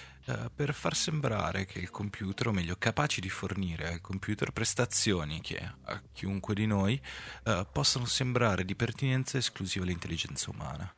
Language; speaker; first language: Italian; native; Italian